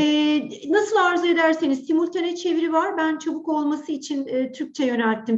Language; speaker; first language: Turkish; native; Turkish